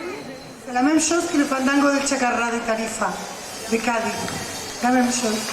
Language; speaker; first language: French; non-native, learner; Spanish